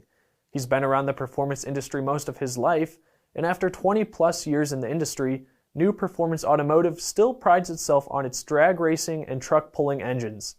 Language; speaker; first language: English; native; English